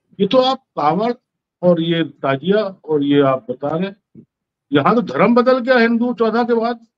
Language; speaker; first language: Hindi; native; Hindi